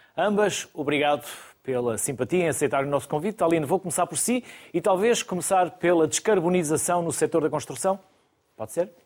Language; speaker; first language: Portuguese; native; Portuguese